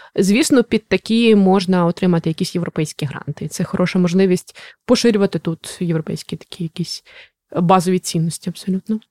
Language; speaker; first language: Ukrainian; native; Ukrainian